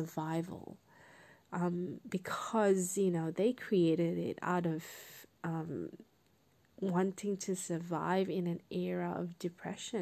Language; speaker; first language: English; non-native, local second language; Cantonese